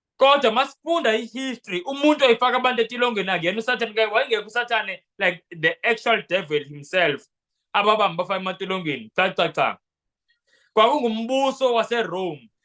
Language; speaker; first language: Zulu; non-native, local second language; Xhosa